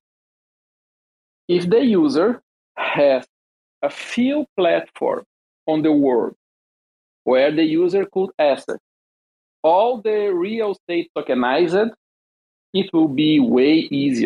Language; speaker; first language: English; non-native, fluent; Portuguese